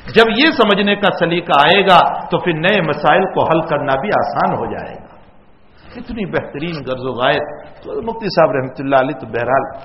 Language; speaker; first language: Urdu; non-native, local second language; Gujarati